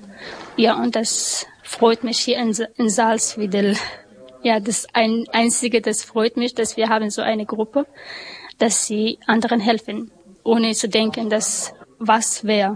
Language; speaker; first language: German; non-native, learner; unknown